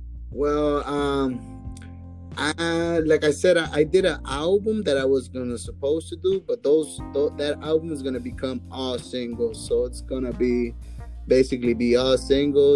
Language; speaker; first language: English; non-native, fluent; Spanish